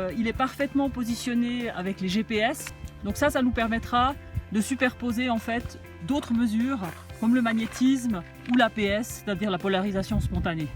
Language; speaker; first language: French; native; French